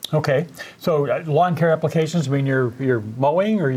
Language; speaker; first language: English; native; English